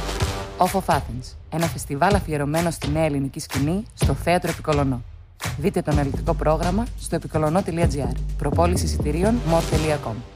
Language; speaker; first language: Greek; native; Greek